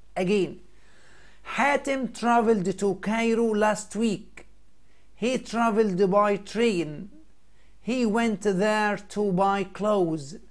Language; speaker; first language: English; non-native, fluent; Arabic